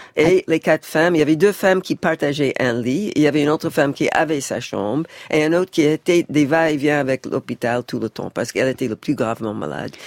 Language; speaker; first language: French; non-native, fluent; English